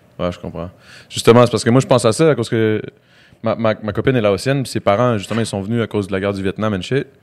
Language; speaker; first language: French; native; French